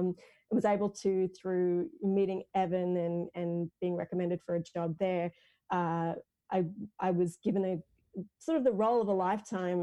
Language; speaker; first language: English; native; English